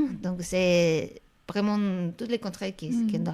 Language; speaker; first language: French; non-native, fluent; Spanish